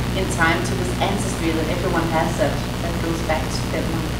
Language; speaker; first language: English; non-native, fluent; Danish